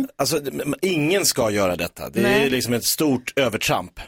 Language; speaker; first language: Swedish; native; Swedish